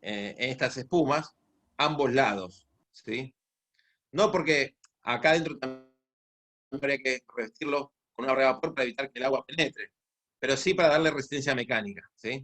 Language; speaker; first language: Spanish; native; Spanish